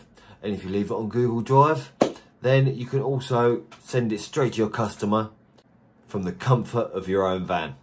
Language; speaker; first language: English; native; English